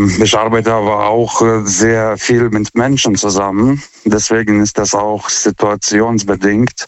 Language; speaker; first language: German; non-native, fluent; Lithuanian